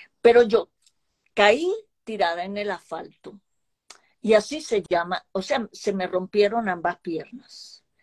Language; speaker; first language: Spanish; early bilingual, other home language; Hebrew